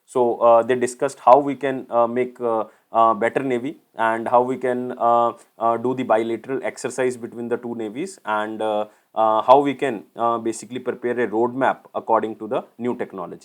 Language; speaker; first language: English; non-native, local second language; Hindi